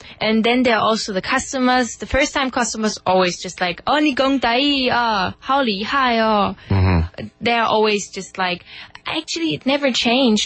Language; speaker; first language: English; non-native, fluent; German